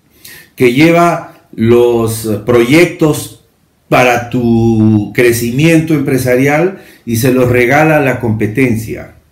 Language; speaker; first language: Spanish; native; Spanish